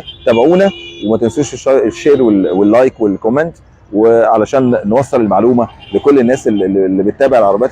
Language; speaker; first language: Arabic; native; Arabic